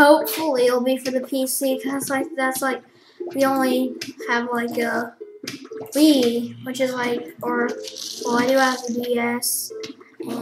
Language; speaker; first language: English; native; English